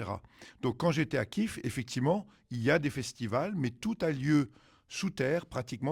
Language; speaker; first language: French; native; French